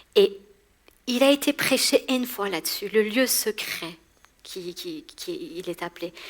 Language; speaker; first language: French; early bilingual, other home language; Persian